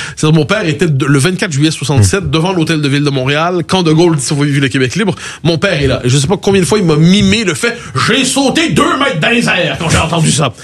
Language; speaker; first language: French; native; French